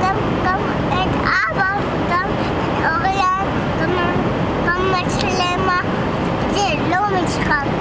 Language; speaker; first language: Hebrew; early bilingual, heritage; Hebrew